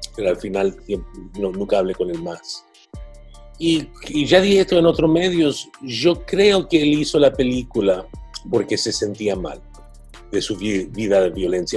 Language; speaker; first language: Spanish; early bilingual, heritage; Spanish